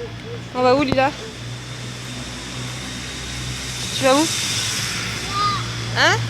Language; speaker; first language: French; native; French